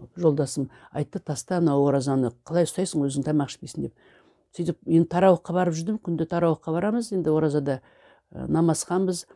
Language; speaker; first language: Kazakh; native; Kazakh